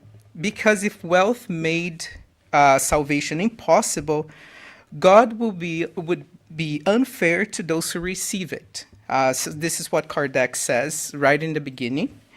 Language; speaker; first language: English; non-native, fluent; Portuguese